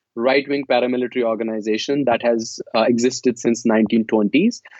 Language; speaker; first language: English; non-native, local second language; Kashmiri